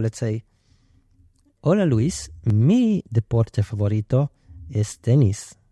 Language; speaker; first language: Spanish; non-native, learner; English